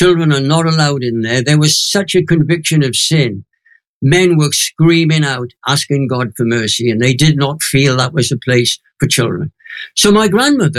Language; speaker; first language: English; native; English